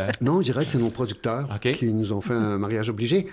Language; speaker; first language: French; native; French